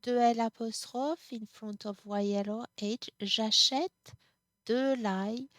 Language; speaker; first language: French; non-native, fluent; English